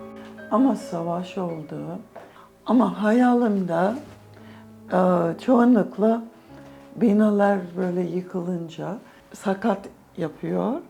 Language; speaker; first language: Turkish; non-native, fluent; English